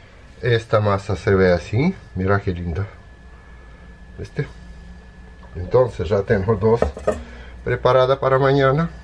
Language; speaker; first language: Spanish; non-native, fluent; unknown